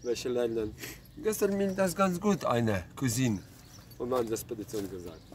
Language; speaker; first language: German; non-native, learner; Polish